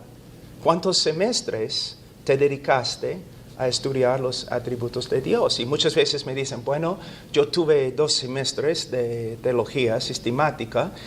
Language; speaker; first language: Spanish; non-native, fluent; English